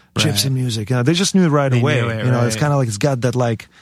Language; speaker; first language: English; non-native, fluent; Russian